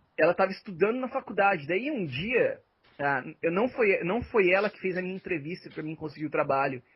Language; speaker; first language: Portuguese; native; Portuguese